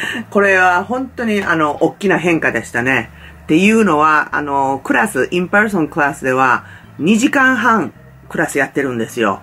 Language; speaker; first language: Japanese; native; Japanese